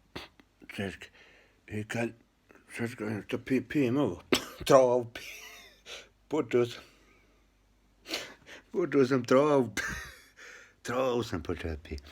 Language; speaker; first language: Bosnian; early bilingual, heritage; Bosnian